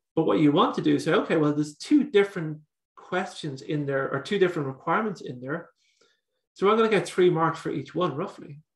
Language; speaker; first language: English; native; English